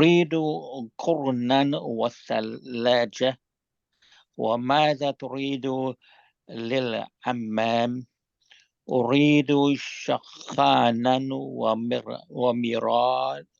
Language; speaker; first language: Arabic; non-native, learner; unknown